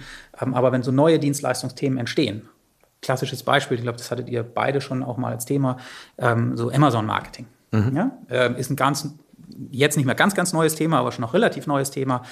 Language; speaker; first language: German; native; German